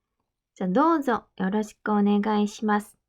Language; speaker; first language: Japanese; non-native, fluent; Korean